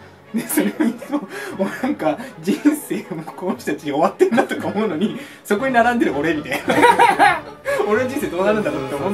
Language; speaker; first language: Japanese; native; Japanese